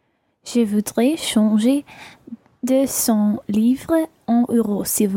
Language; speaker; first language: French; non-native, learner; English